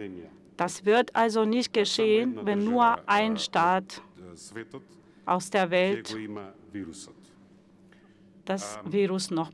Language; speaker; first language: German; non-native, fluent; Macedonian